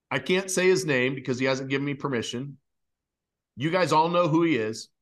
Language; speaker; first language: English; native; English